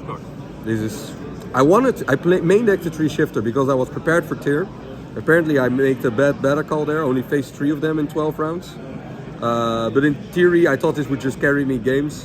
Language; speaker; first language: English; non-native, fluent; Dutch